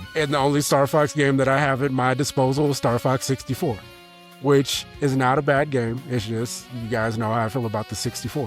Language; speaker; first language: English; native; English